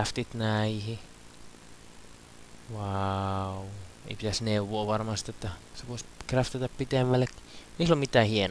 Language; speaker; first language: Finnish; native; Finnish